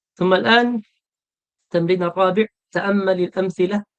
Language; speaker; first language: Arabic; non-native, fluent; Filipino